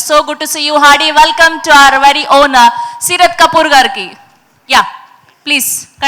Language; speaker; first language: Telugu; native; Telugu